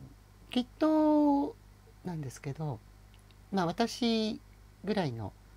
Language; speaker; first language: Japanese; native; Japanese